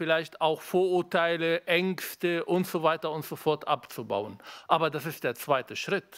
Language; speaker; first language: German; non-native, fluent; Arabic